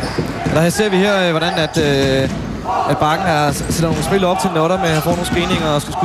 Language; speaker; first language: Danish; native; Danish